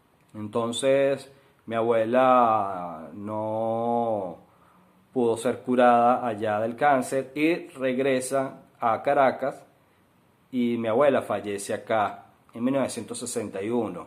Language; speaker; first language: Spanish; native; Spanish